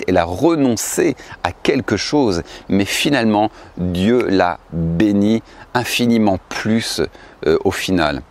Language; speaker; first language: French; native; French